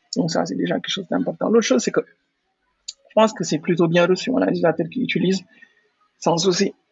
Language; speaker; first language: French; non-native, local second language; Wolof